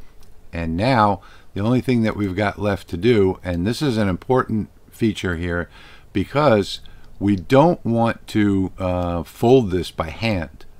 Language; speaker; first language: English; native; English